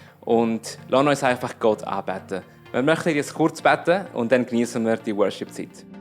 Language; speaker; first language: German; native; German